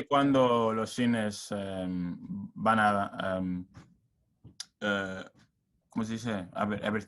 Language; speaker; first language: Spanish; non-native, learner; English